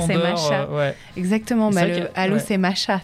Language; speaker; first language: French; native; French